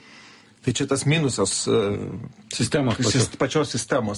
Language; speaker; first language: Lithuanian; native; Lithuanian